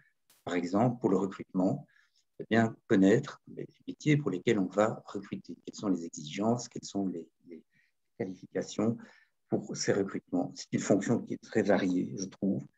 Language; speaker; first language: French; native; French